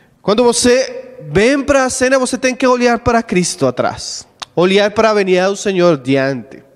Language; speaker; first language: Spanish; non-native, learner; Portuguese